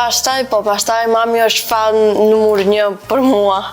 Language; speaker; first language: Albanian; early bilingual, heritage; Albanian